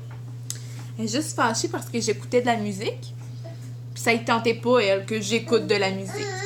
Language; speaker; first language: French; native; French